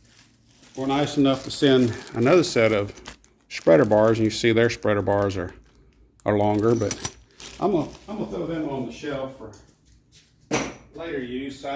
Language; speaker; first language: English; native; English